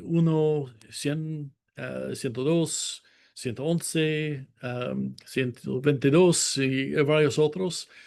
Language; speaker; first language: Spanish; non-native, fluent; English